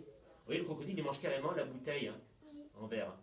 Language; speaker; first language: French; native; French